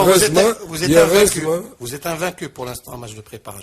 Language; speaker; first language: French; non-native, local second language; Arabic